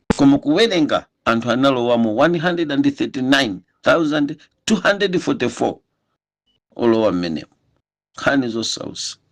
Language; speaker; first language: Nyanja; native; Nyanja